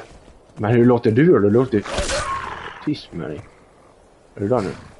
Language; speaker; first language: Swedish; native; Swedish